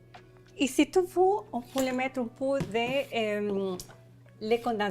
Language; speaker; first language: French; non-native, learner; Spanish